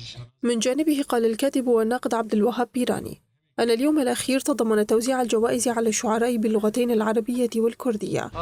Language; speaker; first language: Arabic; native; Arabic